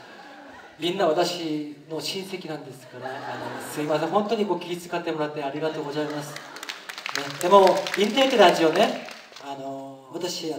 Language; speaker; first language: Japanese; non-native, fluent; Korean